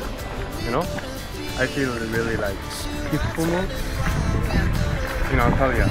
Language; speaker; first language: English; non-native, learner; Korean